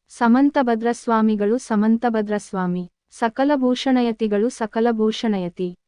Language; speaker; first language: Kannada; native; Kannada